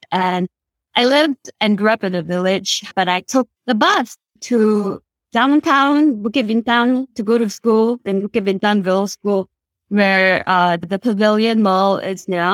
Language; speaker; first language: English; non-native, local second language; Cantonese